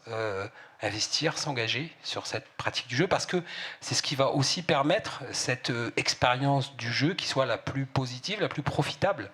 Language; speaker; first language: French; native; French